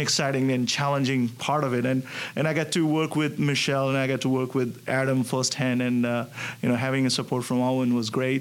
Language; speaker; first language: English; non-native, local second language; Gujarati